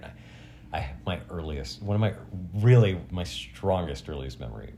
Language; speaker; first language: English; native; English